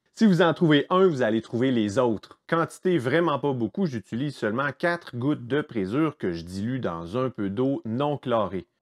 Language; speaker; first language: French; native; French